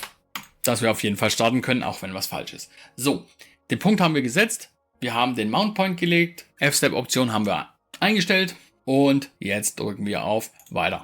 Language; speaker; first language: German; native; German